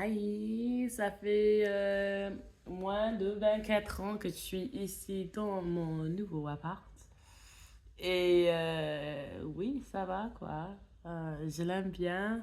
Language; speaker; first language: French; non-native, fluent; English